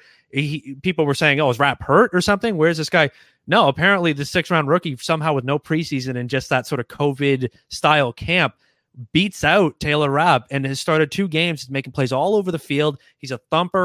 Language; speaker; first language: English; native; English